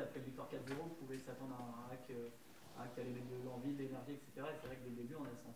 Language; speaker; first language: French; native; French